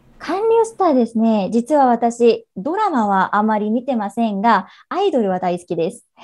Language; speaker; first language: Japanese; non-native, fluent; Korean